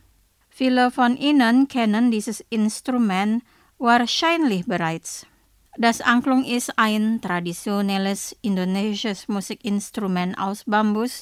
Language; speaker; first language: German; non-native, fluent; Indonesian